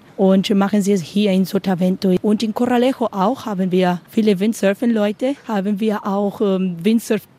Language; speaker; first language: German; non-native, learner; Spanish